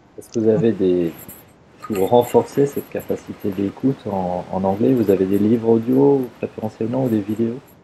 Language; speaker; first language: French; native; French